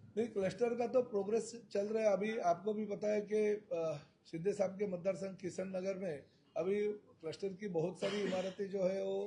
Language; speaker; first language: Hindi; non-native, local second language; Marathi